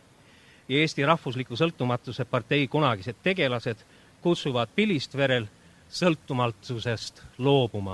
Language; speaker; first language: Estonian; early bilingual, heritage; Estonian